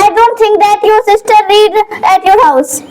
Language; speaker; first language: English; non-native, learner; Hindi